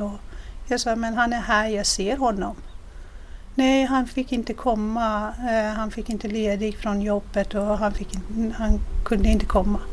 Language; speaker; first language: Swedish; non-native, fluent; Persian